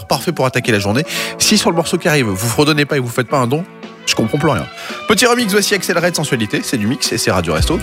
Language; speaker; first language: French; native; French